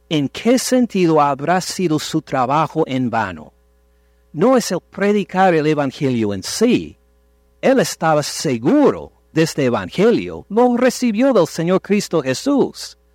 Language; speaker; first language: Spanish; non-native, fluent; English